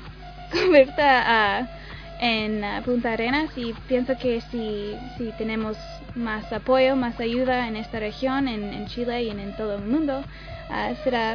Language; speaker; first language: Spanish; non-native, learner; English